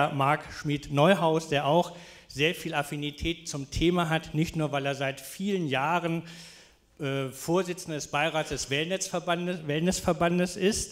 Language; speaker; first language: German; native; German